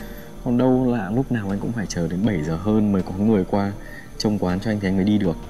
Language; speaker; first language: Vietnamese; native; Vietnamese